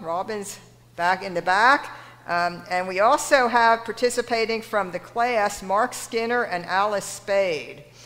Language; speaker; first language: English; native; English